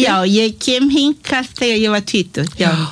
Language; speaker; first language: Icelandic; non-native, fluent; English